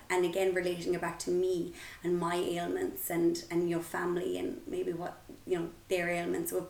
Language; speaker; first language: English; native; English